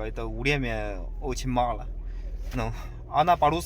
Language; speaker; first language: Russian; non-native, learner; Chinese